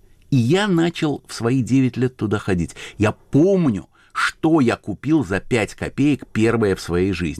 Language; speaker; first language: Russian; native; Russian